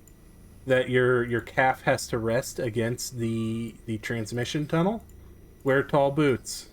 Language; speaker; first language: English; native; English